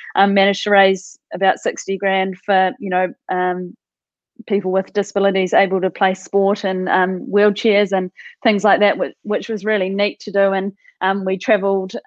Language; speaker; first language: English; native; English